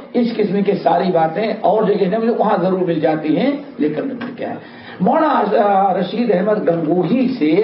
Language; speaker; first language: Urdu; native; Urdu